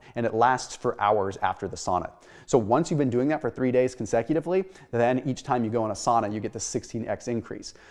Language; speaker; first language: English; native; English